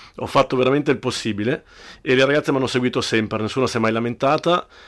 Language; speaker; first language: Italian; native; Italian